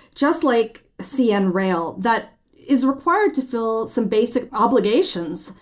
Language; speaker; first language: English; early bilingual, other home language; French